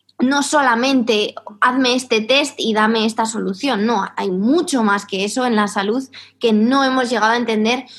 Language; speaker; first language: Spanish; native; Spanish